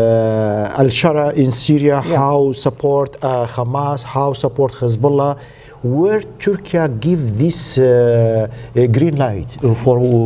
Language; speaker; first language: English; non-native, learner; Central Kurdish